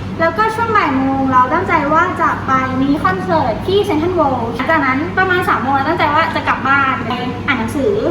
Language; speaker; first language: Thai; native; Thai